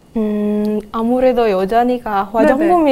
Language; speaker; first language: Korean; non-native, fluent; Indonesian